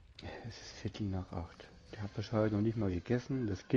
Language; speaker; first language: German; native; German